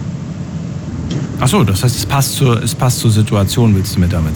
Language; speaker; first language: German; native; German